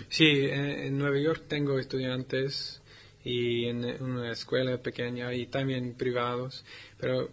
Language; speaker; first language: Spanish; non-native, learner; English